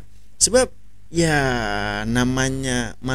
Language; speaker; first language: Indonesian; native; Indonesian